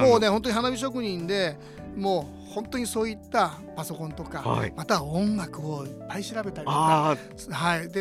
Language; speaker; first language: Japanese; native; Japanese